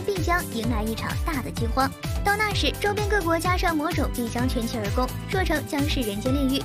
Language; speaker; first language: Chinese; native; Chinese